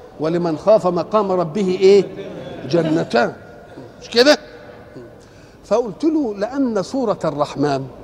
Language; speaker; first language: Arabic; native; Arabic